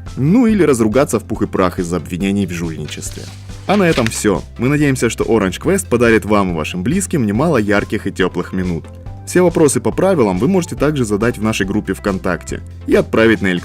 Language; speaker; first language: Russian; native; Russian